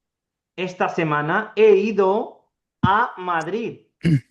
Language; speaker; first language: Spanish; non-native, fluent; Urdu